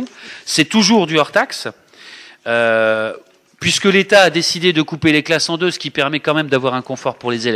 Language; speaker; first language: French; native; French